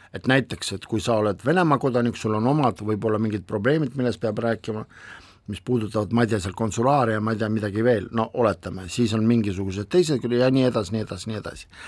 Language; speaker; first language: Estonian; non-native, local second language; Russian